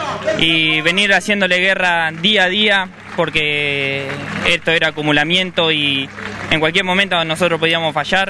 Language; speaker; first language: Spanish; native; Spanish